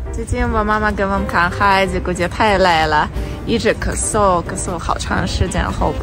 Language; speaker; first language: Chinese; non-native, fluent; Russian